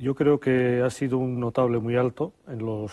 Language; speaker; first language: Spanish; native; Spanish